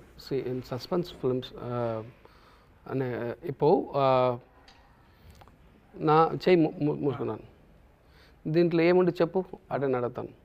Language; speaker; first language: Telugu; non-native, local second language; Tamil